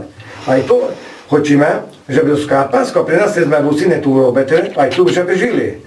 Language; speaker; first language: Ukrainian; early bilingual, heritage; Hungarian